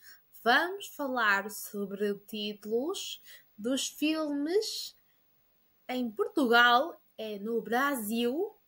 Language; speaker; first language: Portuguese; non-native, learner; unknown